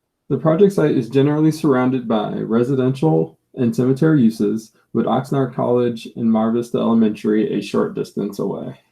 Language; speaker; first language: English; native; English